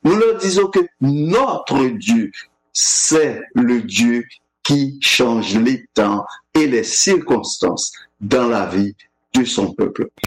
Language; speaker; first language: French; non-native, local second language; Haitian Creole